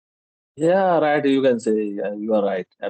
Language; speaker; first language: English; non-native, local second language; Hindi